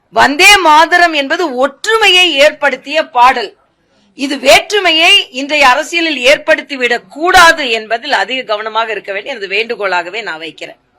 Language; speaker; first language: Tamil; native; Tamil